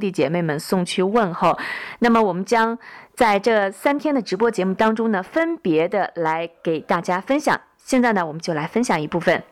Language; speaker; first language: Chinese; native; Chinese